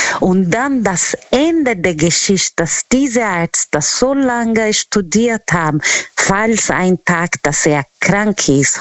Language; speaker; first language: German; non-native, fluent; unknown